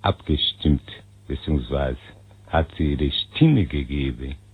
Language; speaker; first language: German; non-native, fluent; Portuguese